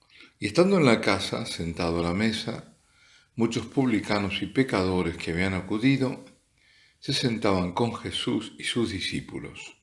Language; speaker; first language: Spanish; native; Spanish